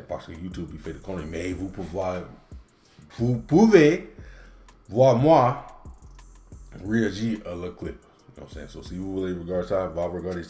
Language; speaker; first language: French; non-native, learner; English